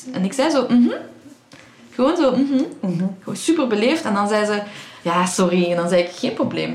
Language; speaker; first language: Dutch; early bilingual, other home language; Persian